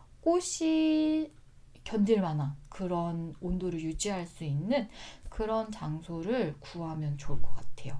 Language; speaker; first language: Korean; native; Korean